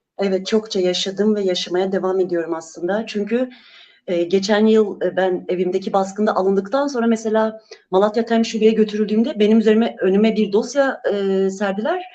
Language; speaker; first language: Turkish; non-native, local second language; Kurdish